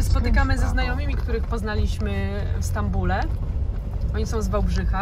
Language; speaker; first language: Polish; native; Polish